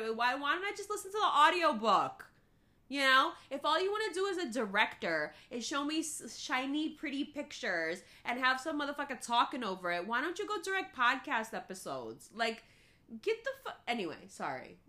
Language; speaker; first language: English; early bilingual, other home language; Urdu